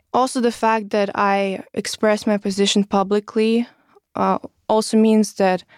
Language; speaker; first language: English; non-native, fluent; Russian